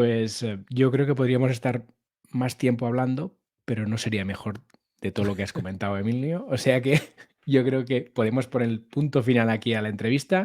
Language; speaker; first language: Spanish; native; Spanish